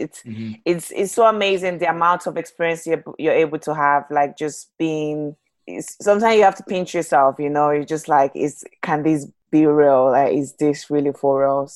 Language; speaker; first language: English; non-native, local second language; Yoruba